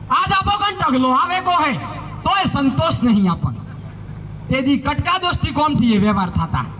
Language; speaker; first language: Gujarati; non-native, local second language; Bhili